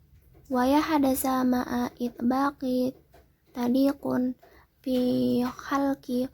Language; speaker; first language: Arabic; non-native, learner; Indonesian